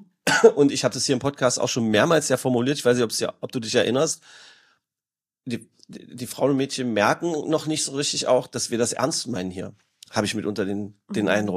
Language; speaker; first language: German; native; German